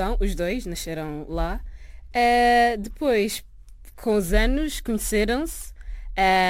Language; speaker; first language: Portuguese; early bilingual, other home language; Arabic